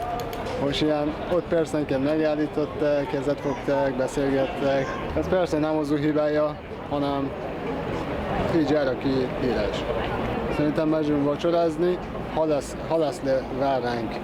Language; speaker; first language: Hungarian; non-native, fluent; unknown